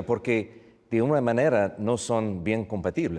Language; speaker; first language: Spanish; non-native, fluent; English